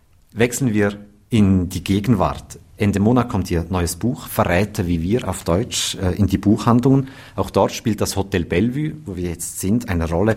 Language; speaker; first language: German; native; German